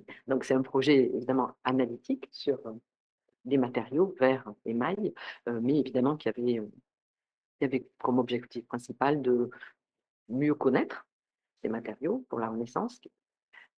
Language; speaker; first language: French; native; French